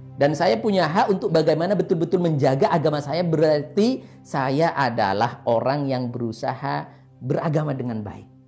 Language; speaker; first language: Indonesian; non-native, local second language; Madurese